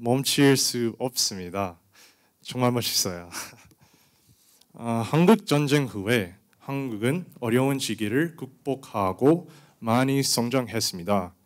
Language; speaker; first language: Korean; non-native, learner; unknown